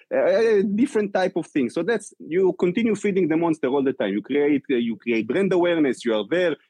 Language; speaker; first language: English; non-native, fluent; Hebrew